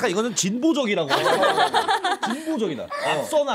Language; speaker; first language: Korean; native; Korean